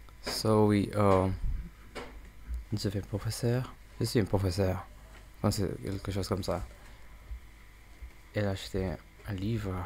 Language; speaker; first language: French; non-native, learner; English